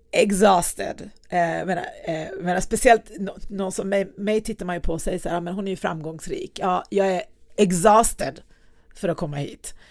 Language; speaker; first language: Swedish; early bilingual, other home language; Persian